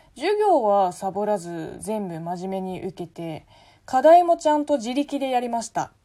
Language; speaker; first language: Japanese; non-native, fluent; Chinese